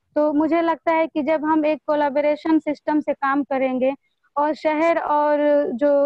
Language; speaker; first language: Hindi; native; Hindi